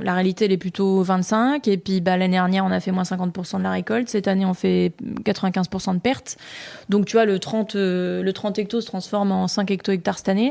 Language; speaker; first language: French; native; French